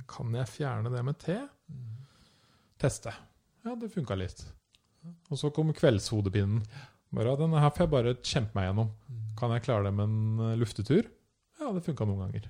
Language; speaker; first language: Norwegian; native; Norwegian